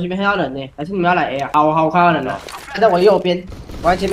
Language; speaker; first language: Chinese; native; Chinese